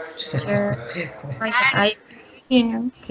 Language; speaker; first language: English; non-native, learner; Spanish